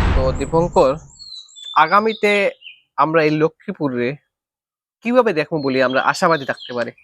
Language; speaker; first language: Bangla; non-native, local second language; Sylheti